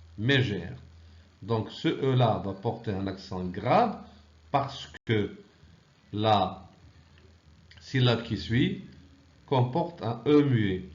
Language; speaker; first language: French; non-native, local second language; Arabic